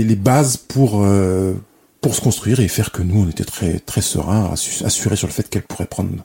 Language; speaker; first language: French; native; French